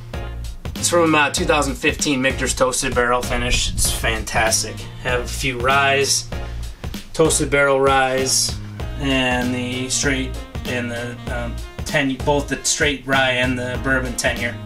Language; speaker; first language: English; native; English